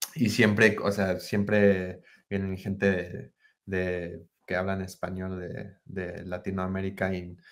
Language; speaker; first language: Spanish; early bilingual, heritage; Spanish